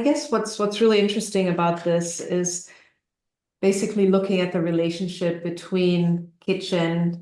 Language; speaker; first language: English; non-native, fluent; German